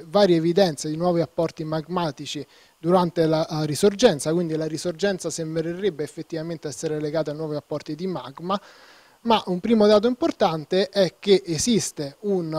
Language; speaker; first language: Italian; native; Italian